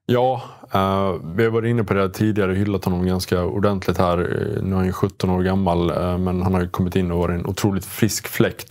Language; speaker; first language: Swedish; native; Swedish